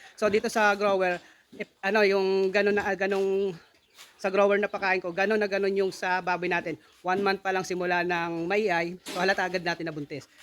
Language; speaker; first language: Filipino; native; Filipino